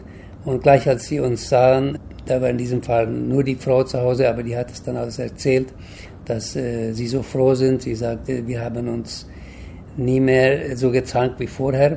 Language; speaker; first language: German; early bilingual, heritage; German